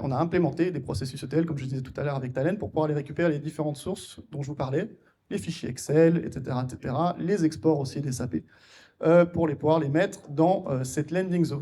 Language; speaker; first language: French; native; French